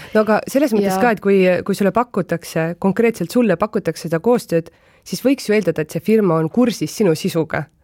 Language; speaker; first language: Estonian; native; Estonian